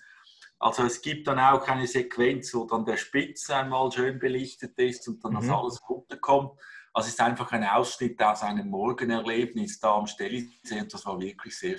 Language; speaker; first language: German; native; German